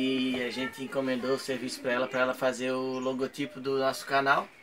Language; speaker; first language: Portuguese; native; Portuguese